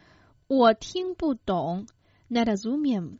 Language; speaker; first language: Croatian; non-native, fluent; Chinese